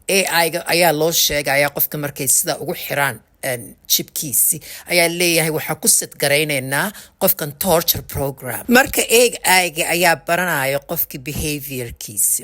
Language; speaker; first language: Somali; early bilingual, heritage; Somali